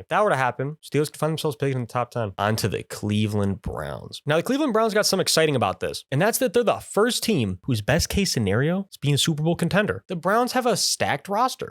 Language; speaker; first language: English; native; English